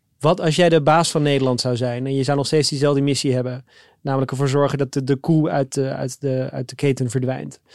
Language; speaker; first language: Dutch; native; Dutch